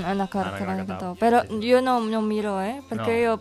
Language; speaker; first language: Catalan; non-native, learner; Indonesian